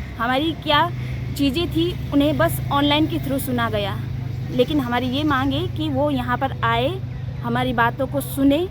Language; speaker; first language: Hindi; native; Hindi